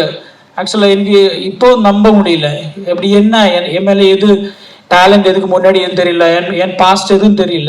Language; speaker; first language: Tamil; non-native, learner; Malayalam